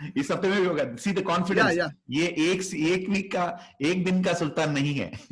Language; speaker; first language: Hindi; native; Hindi